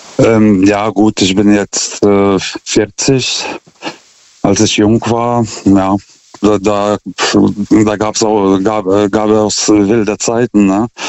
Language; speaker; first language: German; non-native, fluent; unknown